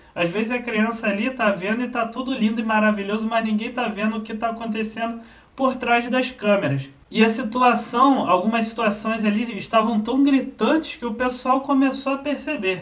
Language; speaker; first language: Portuguese; native; Portuguese